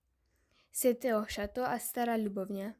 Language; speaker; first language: French; non-native, learner; Slovak